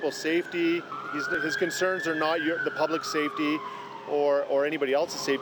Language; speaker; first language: English; non-native, fluent; French